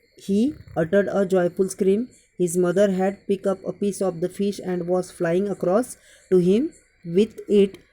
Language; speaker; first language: English; non-native, local second language; Marathi